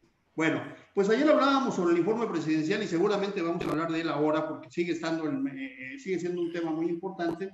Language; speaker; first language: Spanish; native; Spanish